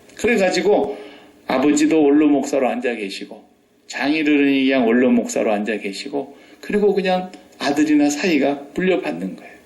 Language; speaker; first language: Korean; native; Korean